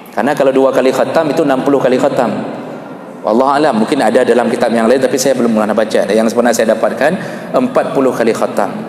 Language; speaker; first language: Malay; non-native, local second language; Achinese